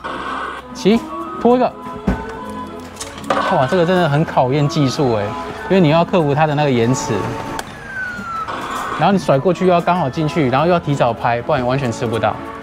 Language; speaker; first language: Chinese; native; Chinese